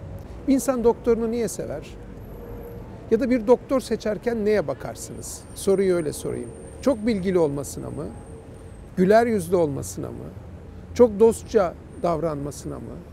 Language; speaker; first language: Turkish; native; Turkish